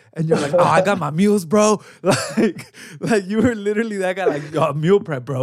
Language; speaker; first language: English; early bilingual, other home language; Spanish